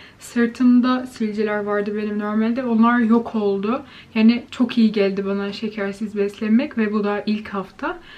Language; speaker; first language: Turkish; native; Turkish